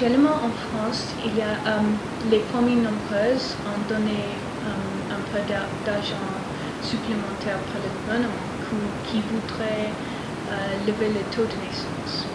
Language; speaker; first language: French; non-native, learner; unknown